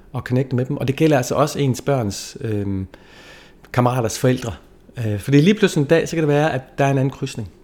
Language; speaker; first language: Danish; native; Danish